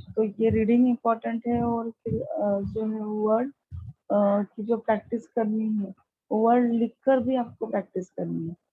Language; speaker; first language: Hindi; non-native, local second language; Marathi